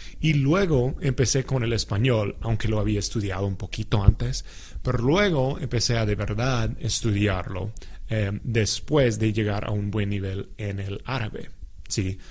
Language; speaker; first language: Spanish; non-native, fluent; English